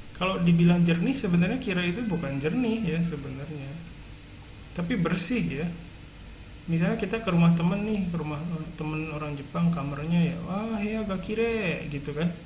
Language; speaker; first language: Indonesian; native; Indonesian